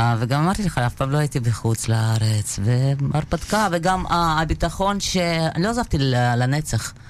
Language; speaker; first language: Hebrew; non-native, fluent; Russian